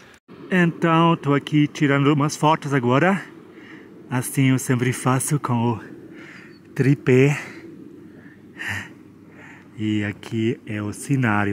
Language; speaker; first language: Portuguese; non-native, fluent; German